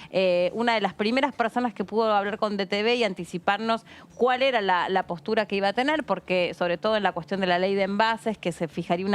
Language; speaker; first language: Spanish; native; Spanish